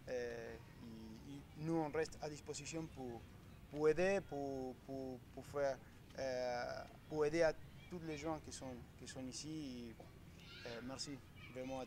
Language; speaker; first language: French; non-native, learner; Spanish